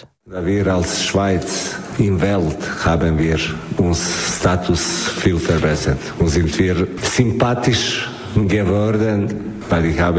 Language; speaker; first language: German; non-native, fluent; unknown